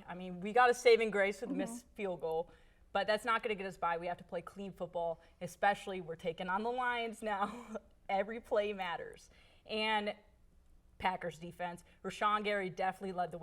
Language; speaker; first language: English; native; English